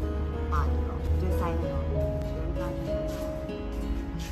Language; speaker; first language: Cantonese; non-native, learner; Thai